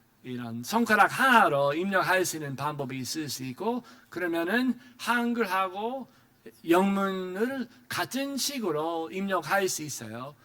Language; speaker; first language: Korean; non-native, fluent; English